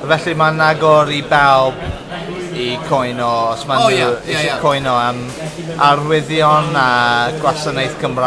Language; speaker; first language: Welsh; non-native, local second language; English